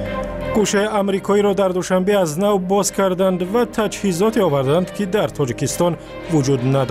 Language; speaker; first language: Persian; native; Persian